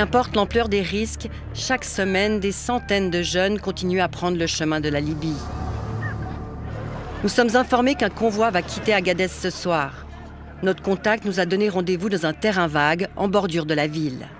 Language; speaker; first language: French; native; French